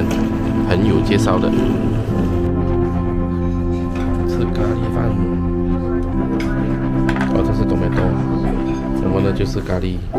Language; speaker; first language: Chinese; native; Chinese